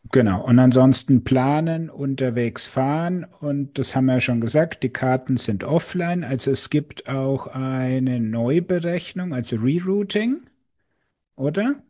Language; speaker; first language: German; native; German